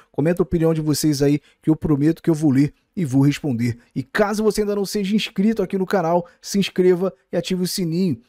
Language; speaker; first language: Portuguese; native; Portuguese